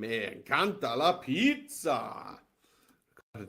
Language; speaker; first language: Spanish; non-native, learner; Welsh